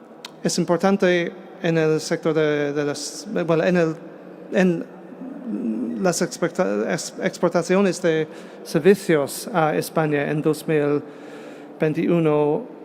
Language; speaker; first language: Spanish; non-native, fluent; English